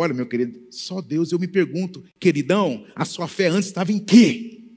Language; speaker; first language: Portuguese; native; Portuguese